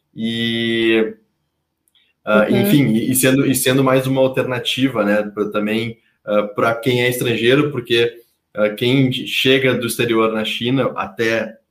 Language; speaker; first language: Portuguese; native; Portuguese